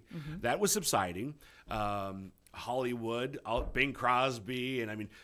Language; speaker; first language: English; native; English